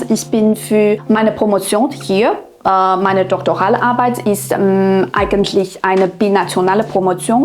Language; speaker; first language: German; non-native, fluent; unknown